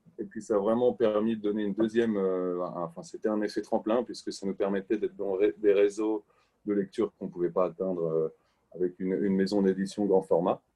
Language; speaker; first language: French; native; French